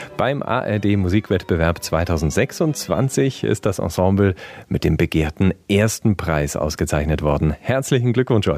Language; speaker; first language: German; native; German